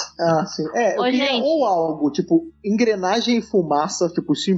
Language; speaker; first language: Portuguese; native; Portuguese